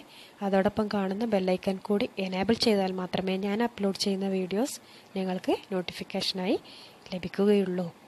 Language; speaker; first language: Malayalam; native; Malayalam